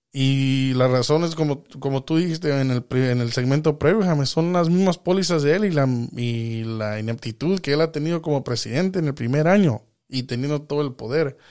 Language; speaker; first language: Spanish; early bilingual, heritage; Spanish